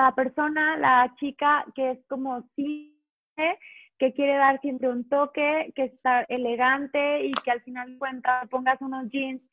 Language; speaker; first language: Spanish; native; Spanish